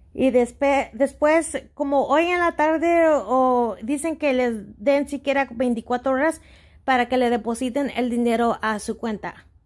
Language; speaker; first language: Spanish; early bilingual, heritage; Spanish